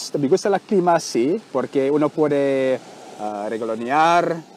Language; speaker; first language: Spanish; non-native, learner; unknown